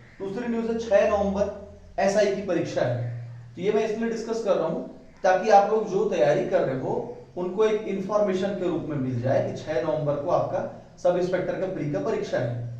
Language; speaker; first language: Hindi; native; Hindi